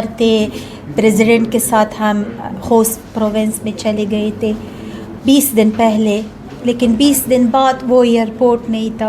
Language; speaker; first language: Hindi; non-native, learner; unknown